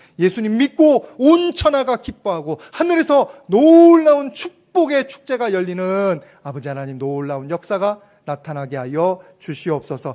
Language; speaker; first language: Korean; native; Korean